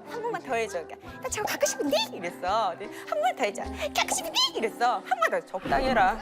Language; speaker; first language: Korean; native; Korean